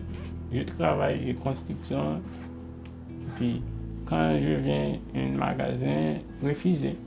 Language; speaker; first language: French; non-native, learner; Haitian Creole